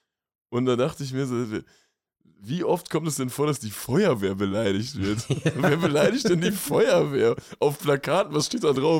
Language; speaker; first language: German; native; German